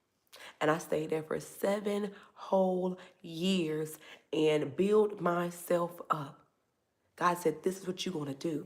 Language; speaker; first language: English; native; English